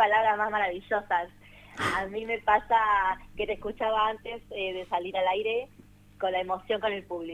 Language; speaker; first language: Spanish; native; Spanish